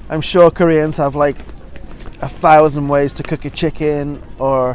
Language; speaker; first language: English; native; English